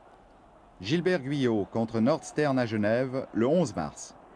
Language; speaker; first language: French; native; French